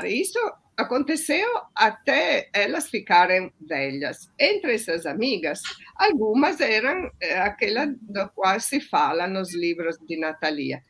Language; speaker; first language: Portuguese; non-native, fluent; Italian